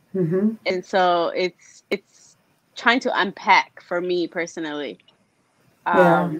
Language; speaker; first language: English; native; English